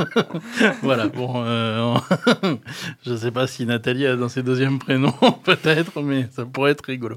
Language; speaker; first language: French; native; French